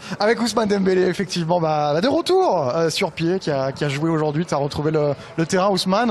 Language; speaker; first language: French; native; French